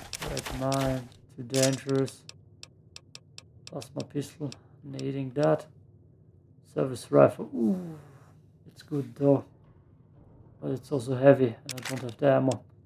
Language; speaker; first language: English; non-native, fluent; German